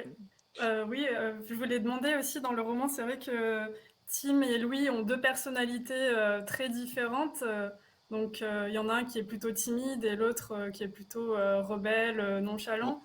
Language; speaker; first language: French; native; French